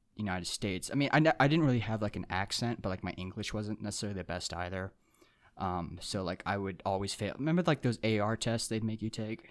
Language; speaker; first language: English; early bilingual, other home language; Japanese